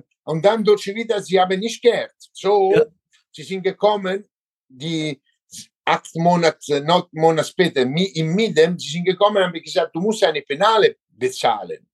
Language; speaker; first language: German; non-native, learner; Italian